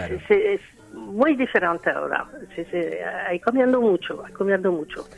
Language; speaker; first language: Spanish; non-native, learner; French